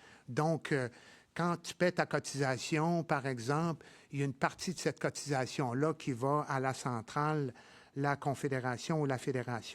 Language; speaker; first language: French; native; French